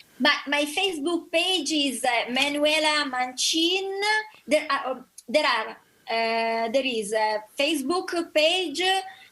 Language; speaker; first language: English; non-native, learner; Italian